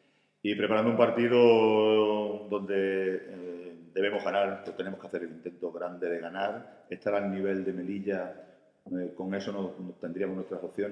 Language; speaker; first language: Spanish; native; Spanish